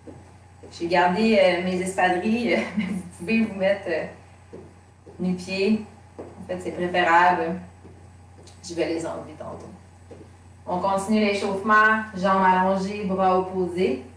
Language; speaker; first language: French; native; French